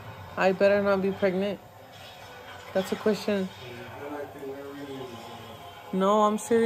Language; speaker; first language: English; early bilingual, other home language; Spanish